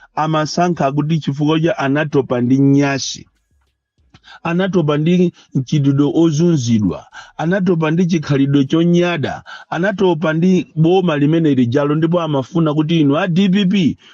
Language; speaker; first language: Nyanja; non-native, local second language; Yao